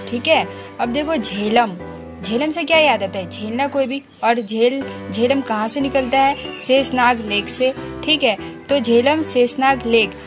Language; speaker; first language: Hindi; native; Hindi